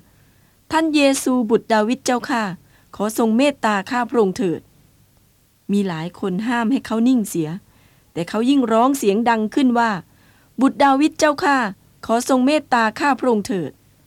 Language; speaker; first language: Thai; native; Thai